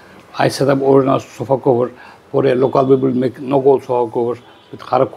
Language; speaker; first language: English; non-native, learner; Turkish